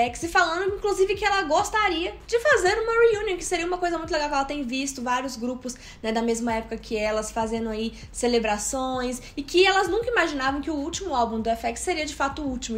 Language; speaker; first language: Portuguese; native; Portuguese